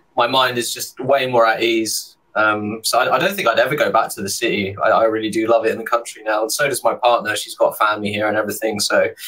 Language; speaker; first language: English; native; English